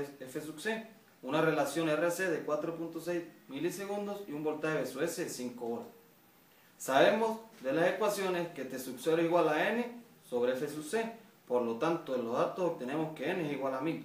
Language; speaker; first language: Spanish; native; Spanish